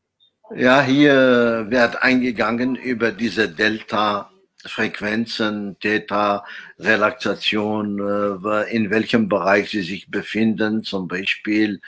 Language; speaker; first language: German; non-native, fluent; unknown